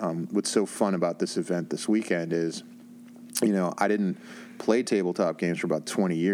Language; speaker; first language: English; native; English